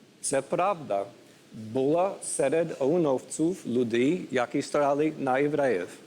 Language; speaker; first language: Ukrainian; non-native, learner; English